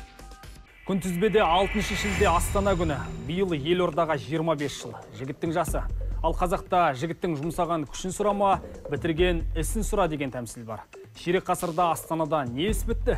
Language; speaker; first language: Kazakh; native; Kazakh